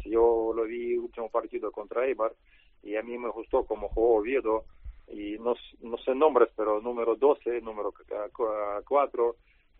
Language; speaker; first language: Spanish; non-native, learner; Russian